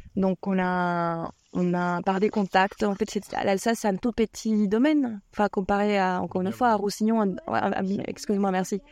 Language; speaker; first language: French; non-native, fluent; Spanish